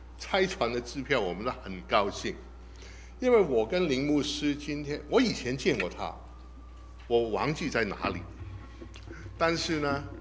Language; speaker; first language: Chinese; non-native, local second language; Cantonese